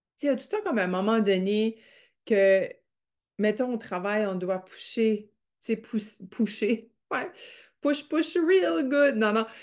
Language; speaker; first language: French; native; French